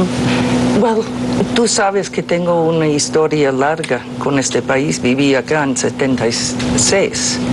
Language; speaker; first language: Spanish; non-native, fluent; English